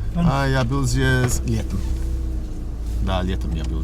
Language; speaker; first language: Russian; non-native, learner; English